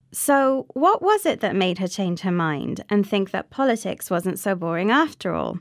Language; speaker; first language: English; native; English